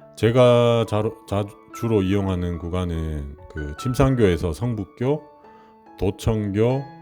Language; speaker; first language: Korean; native; Korean